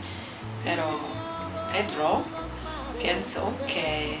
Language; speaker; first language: Spanish; non-native, learner; English